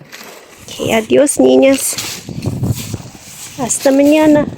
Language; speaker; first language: Spanish; non-native, learner; English